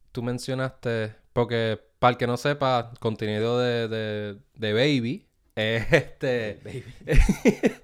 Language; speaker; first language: Spanish; native; Spanish